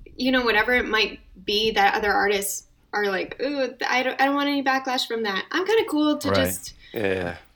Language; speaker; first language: English; native; English